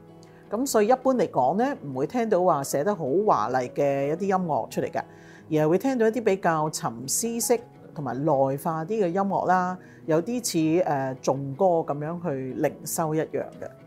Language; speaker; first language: Chinese; native; Chinese